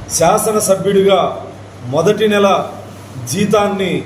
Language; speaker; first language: Telugu; native; Telugu